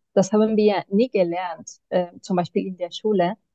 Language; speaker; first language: German; non-native, fluent; Spanish